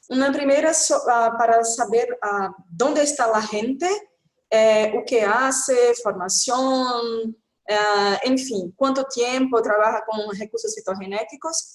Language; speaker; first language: Spanish; non-native, fluent; Portuguese